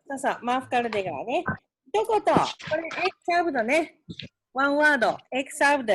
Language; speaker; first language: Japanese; native; Japanese